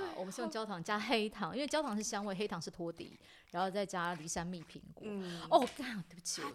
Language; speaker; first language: Chinese; native; Chinese